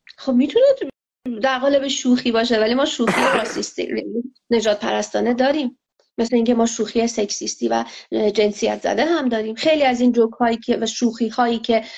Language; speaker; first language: Persian; non-native, local second language; Azerbaijani